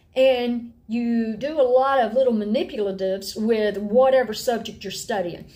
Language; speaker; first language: English; native; English